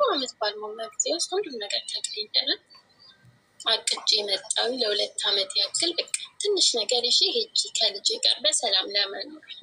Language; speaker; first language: Amharic; native; Amharic